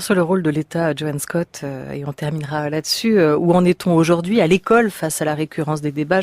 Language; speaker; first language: French; native; French